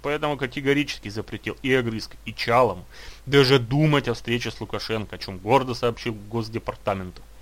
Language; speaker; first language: Russian; native; Russian